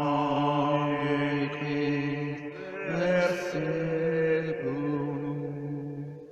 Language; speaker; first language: French; native; French